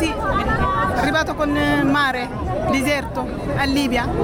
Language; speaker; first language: Italian; non-native, learner; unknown